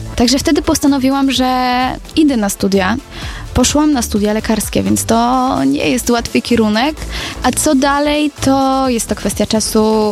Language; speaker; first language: Polish; native; Polish